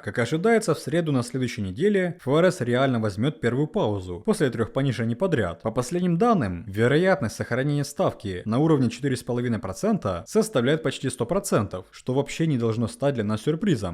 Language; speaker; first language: Russian; native; Russian